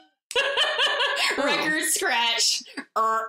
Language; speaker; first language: English; native; English